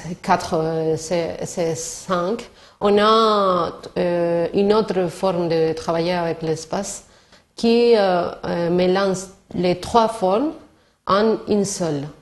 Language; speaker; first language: French; non-native, learner; Spanish